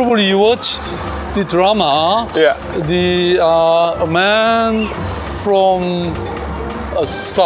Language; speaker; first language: English; non-native, learner; Korean